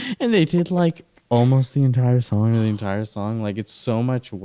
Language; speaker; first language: English; native; English